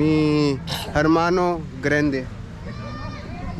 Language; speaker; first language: Spanish; non-native, learner; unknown